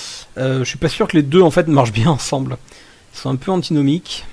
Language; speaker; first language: French; native; French